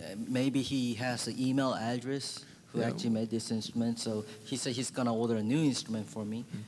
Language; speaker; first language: English; early bilingual, other home language; Korean